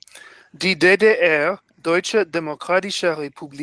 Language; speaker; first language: German; non-native, learner; English